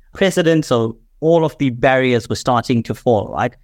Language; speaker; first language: English; native; English